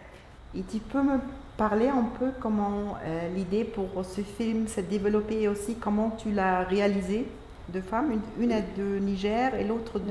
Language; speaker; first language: French; non-native, fluent; German